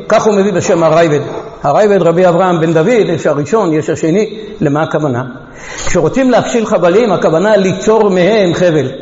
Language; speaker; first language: Hebrew; non-native, fluent; Hungarian